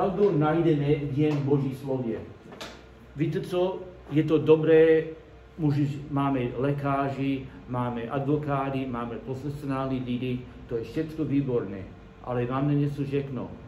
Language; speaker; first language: Czech; non-native, learner; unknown